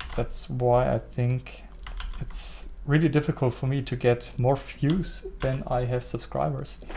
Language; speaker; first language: English; non-native, fluent; German